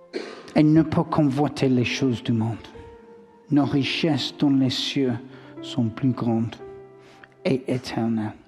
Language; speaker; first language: French; non-native, learner; English